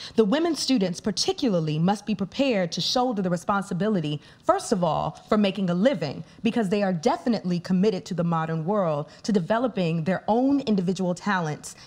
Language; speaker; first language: English; native; English